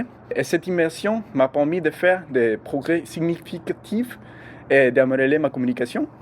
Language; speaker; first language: French; non-native, learner; English